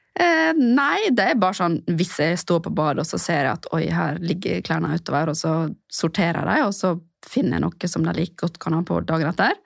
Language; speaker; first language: Norwegian; native; Norwegian